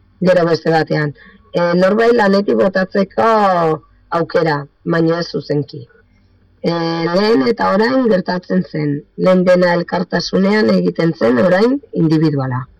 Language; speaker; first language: Basque; non-native, local second language; Spanish